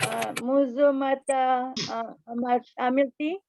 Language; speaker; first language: Arabic; non-native, learner; Malay